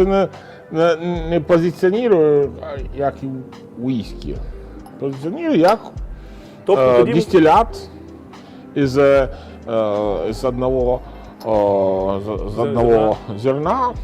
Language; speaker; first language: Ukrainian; non-native, learner; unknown